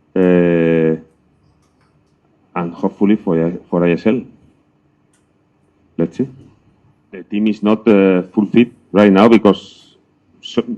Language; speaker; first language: English; non-native, learner; Spanish